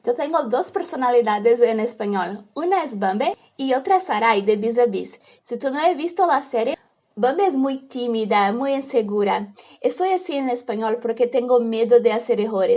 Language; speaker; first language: Spanish; non-native, learner; Portuguese